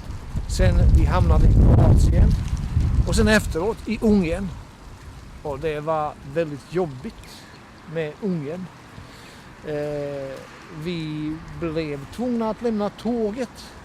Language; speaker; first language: Swedish; non-native, fluent; Bosnian